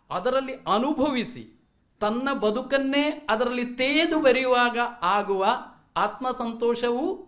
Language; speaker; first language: Kannada; non-native, local second language; Malayalam